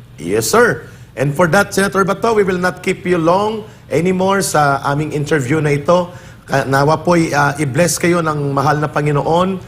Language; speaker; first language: Filipino; native; Filipino